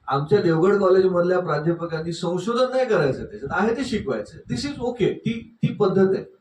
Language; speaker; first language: Marathi; native; Marathi